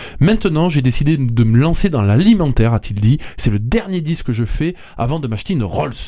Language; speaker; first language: French; native; French